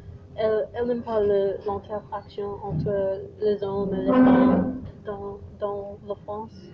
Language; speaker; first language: French; non-native, learner; English